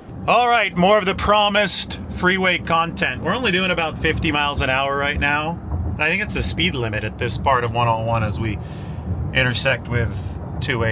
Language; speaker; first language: English; native; English